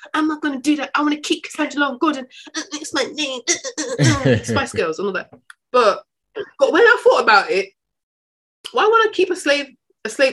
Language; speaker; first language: English; native; English